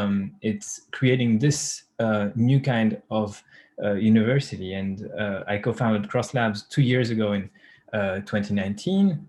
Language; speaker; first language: English; non-native, fluent; French